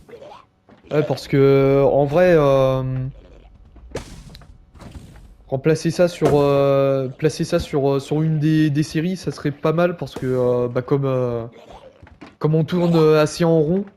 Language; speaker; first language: French; native; French